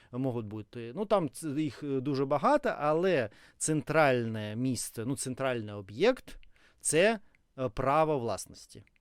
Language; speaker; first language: Ukrainian; non-native, local second language; Russian